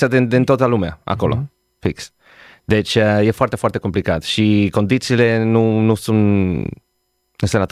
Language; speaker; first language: Romanian; non-native, learner; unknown